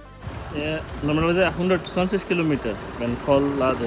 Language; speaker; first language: German; non-native, fluent; Bangla